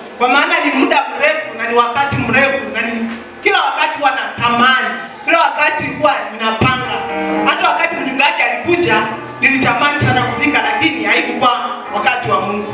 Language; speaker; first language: Swahili; non-native, local second language; Luyia